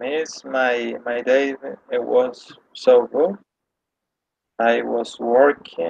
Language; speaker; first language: English; non-native, learner; Spanish